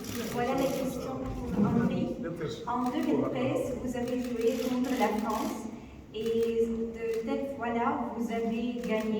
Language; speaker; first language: French; non-native, fluent; Ukrainian